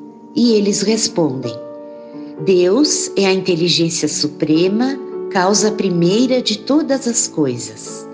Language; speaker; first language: Portuguese; native; Portuguese